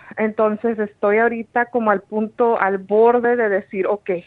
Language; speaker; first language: Spanish; native; Spanish